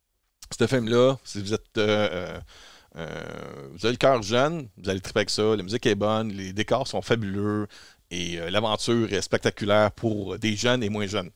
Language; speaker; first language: French; native; French